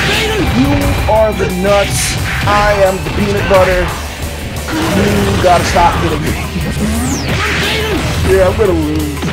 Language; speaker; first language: English; native; English